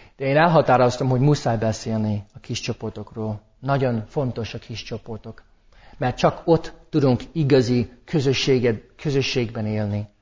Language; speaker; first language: Hungarian; non-native, fluent; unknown